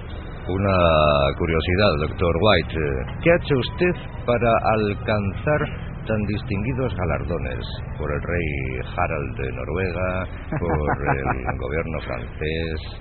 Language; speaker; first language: Spanish; native; Spanish